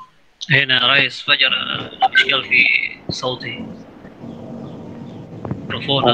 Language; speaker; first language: Arabic; non-native, fluent; Indonesian